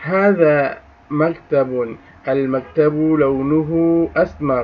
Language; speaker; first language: Arabic; non-native, fluent; Indonesian